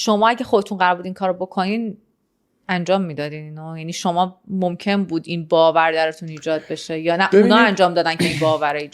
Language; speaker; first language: Persian; native; Persian